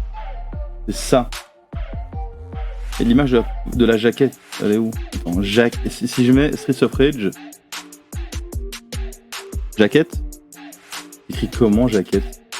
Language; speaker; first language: French; native; French